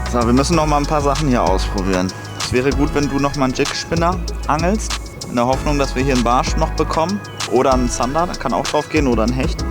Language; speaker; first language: German; native; German